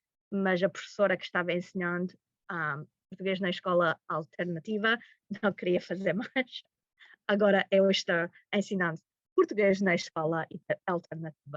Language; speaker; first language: Portuguese; early bilingual, heritage; Portuguese